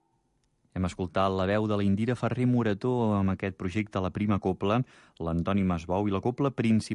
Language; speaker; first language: Catalan; native; Catalan